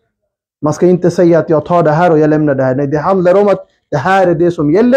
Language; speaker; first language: Swedish; early bilingual, other home language; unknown